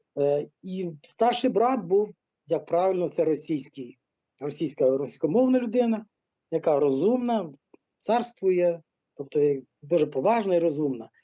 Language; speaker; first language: Ukrainian; non-native, local second language; Russian